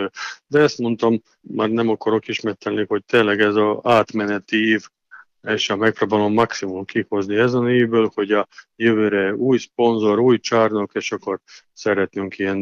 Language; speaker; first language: Hungarian; non-native, learner; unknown